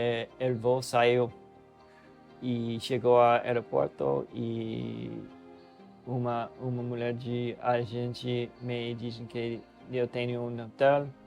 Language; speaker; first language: Portuguese; non-native, learner; English